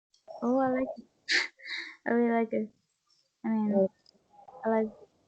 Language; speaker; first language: English; non-native, fluent; Spanish